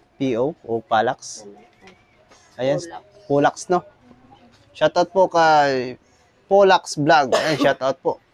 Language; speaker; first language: Filipino; non-native, local second language; Cebuano